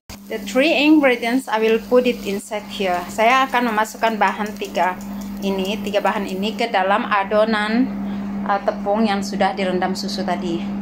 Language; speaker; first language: English; non-native, learner; Indonesian